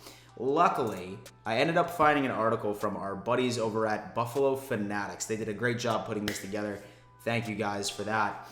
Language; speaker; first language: English; native; English